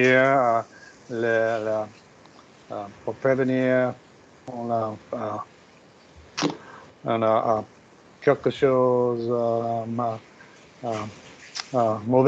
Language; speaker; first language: French; non-native, learner; English